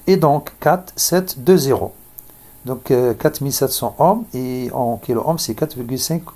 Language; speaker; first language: French; non-native, local second language; Arabic